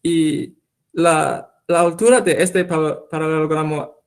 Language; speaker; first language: Spanish; non-native, fluent; English